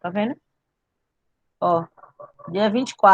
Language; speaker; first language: Portuguese; native; Portuguese